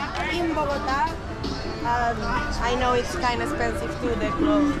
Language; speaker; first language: English; non-native, learner; Spanish